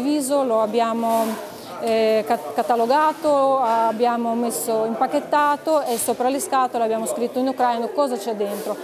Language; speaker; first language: Italian; non-native, fluent; Ukrainian